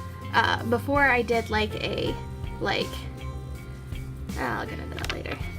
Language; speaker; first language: English; native; English